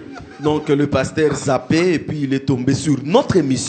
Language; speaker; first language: French; non-native, local second language; Lingala